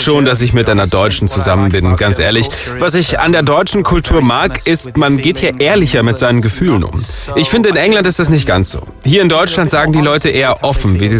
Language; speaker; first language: German; non-native, fluent; English